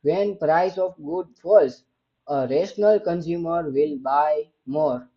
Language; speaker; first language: English; non-native, local second language; Gujarati